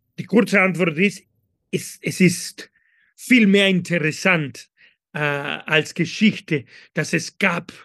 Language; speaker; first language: German; non-native, fluent; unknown